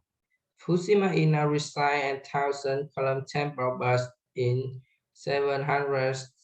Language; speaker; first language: English; non-native, learner; Vietnamese